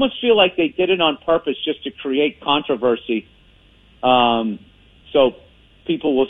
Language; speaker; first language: English; native; English